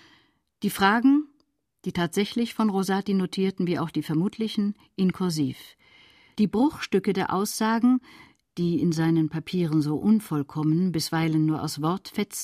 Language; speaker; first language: German; native; German